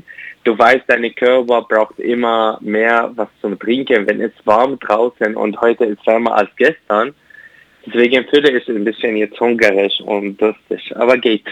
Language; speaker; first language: German; non-native, learner; Arabic